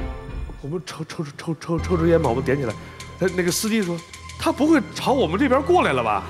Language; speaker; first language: Chinese; native; Chinese